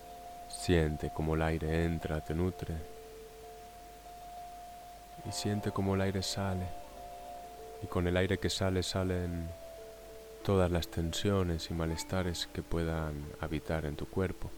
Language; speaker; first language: Spanish; native; Spanish